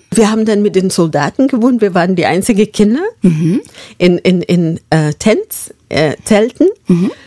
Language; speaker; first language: German; non-native, fluent; Masai